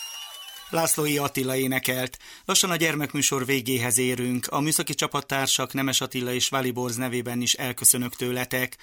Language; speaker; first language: Hungarian; native; Hungarian